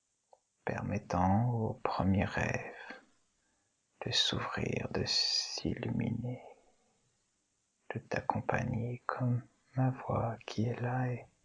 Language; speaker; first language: French; native; French